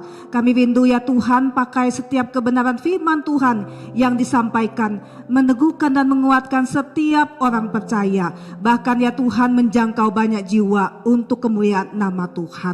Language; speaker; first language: Malay; native; Malay